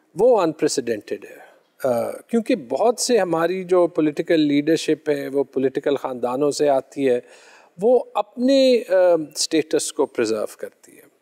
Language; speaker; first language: Urdu; non-native, local second language; Pashto